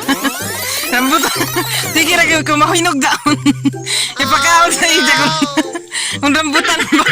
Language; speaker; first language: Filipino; non-native, local second language; Cebuano